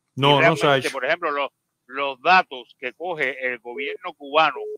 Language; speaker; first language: Spanish; native; Spanish